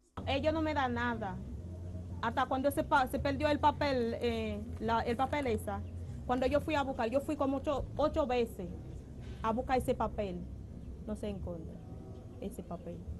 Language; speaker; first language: Spanish; non-native, local second language; Haitian Creole